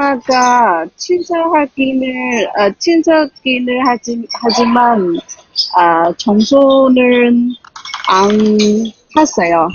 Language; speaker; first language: Korean; non-native, learner; Chinese